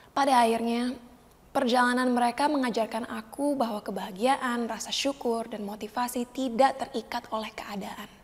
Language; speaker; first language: Indonesian; non-native, local second language; English